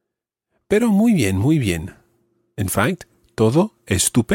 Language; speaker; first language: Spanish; non-native, fluent; English